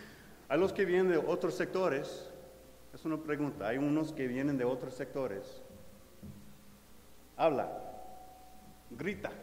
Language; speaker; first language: Spanish; non-native, fluent; English